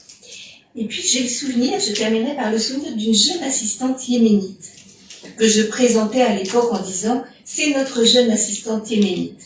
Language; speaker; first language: French; native; French